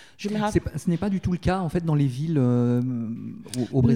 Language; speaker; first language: French; native; French